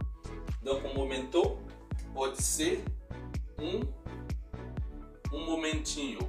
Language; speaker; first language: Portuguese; non-native, fluent; Haitian Creole